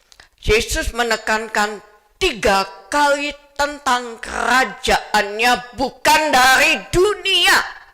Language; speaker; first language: Indonesian; native; Indonesian